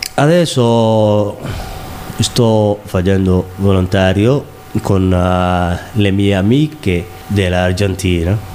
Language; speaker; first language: Italian; non-native, learner; Somali